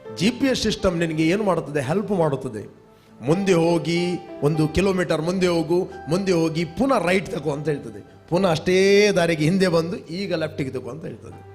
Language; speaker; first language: Kannada; non-native, local second language; Konkani